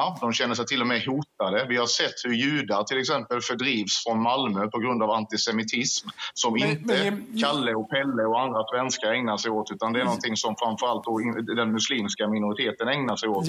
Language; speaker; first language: Swedish; native; Swedish